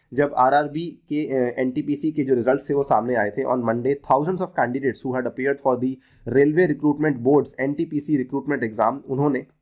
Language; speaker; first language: Hindi; native; Hindi